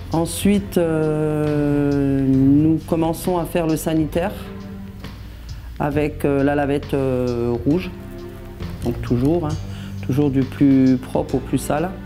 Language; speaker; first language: French; native; French